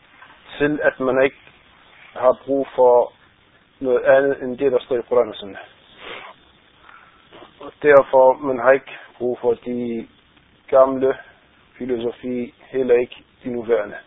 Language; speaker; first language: Danish; non-native, fluent; Arabic